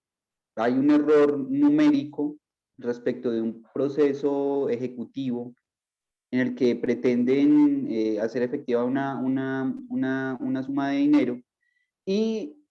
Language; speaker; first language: Spanish; native; Spanish